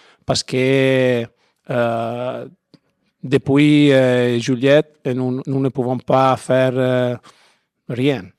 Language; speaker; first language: French; non-native, learner; Italian